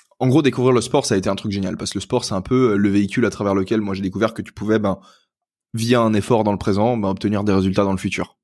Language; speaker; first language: French; native; French